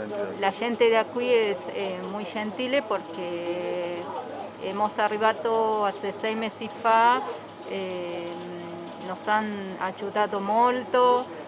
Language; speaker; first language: Italian; non-native, learner; Spanish